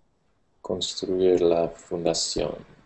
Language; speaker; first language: Spanish; non-native, learner; English